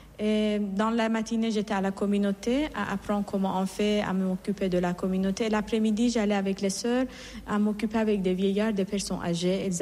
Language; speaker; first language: French; non-native, fluent; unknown